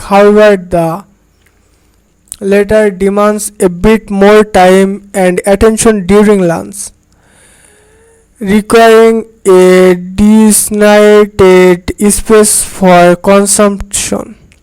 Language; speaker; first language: English; non-native, local second language; Bangla